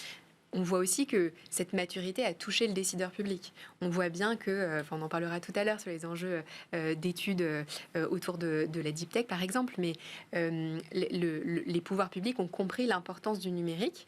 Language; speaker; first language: French; native; French